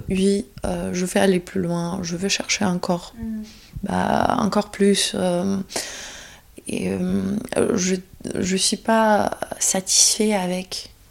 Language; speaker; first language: French; non-native, fluent; Greek